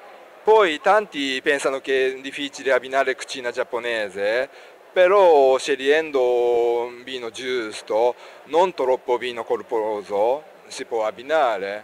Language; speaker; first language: Italian; non-native, learner; Japanese